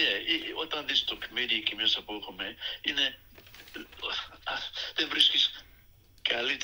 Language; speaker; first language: Greek; early bilingual, heritage; Greek